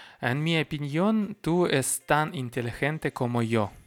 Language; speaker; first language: Spanish; non-native, learner; Russian